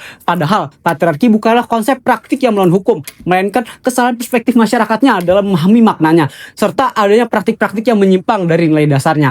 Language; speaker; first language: Indonesian; native; Indonesian